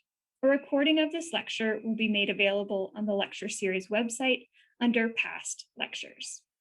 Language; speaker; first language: English; native; English